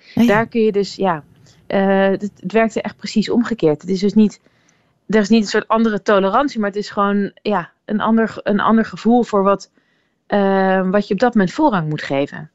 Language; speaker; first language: Dutch; native; Dutch